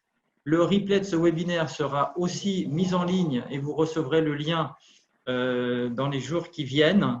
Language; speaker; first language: French; native; French